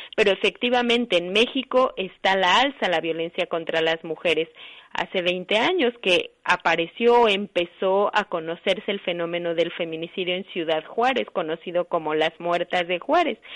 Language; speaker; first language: Spanish; native; Spanish